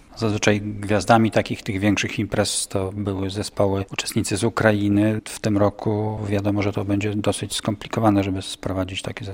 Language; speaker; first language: Polish; native; Polish